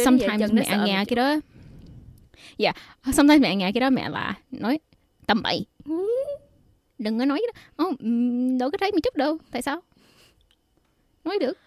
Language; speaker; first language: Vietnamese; early bilingual, heritage; Vietnamese